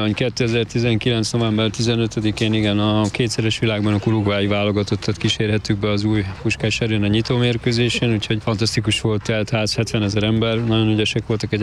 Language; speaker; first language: Hungarian; native; Hungarian